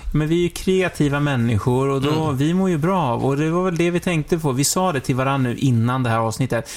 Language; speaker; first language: Swedish; native; Swedish